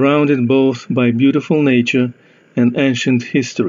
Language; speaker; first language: English; non-native, fluent; Russian